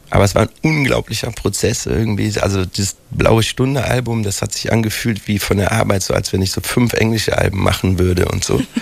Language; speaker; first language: German; native; German